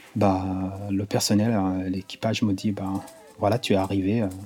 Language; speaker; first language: French; non-native, local second language; Kinyarwanda